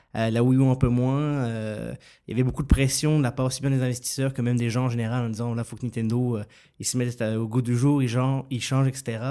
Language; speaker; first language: French; native; French